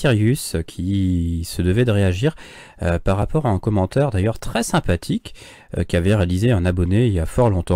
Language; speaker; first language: French; native; French